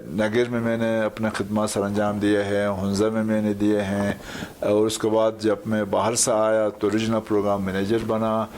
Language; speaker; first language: Urdu; non-native, local second language; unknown